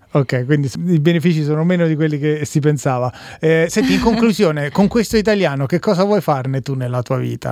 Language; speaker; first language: Italian; native; Italian